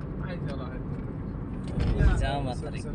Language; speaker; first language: Arabic; non-native, learner; Bangla